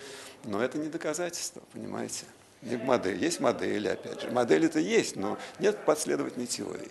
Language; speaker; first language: Russian; native; Russian